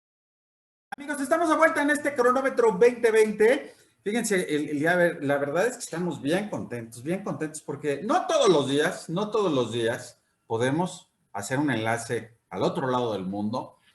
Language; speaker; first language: Spanish; native; Spanish